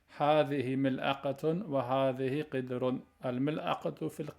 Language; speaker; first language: Arabic; non-native, fluent; English